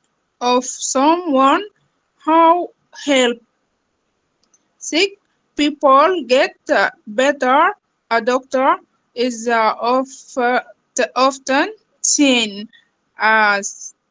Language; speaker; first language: English; non-native, learner; Arabic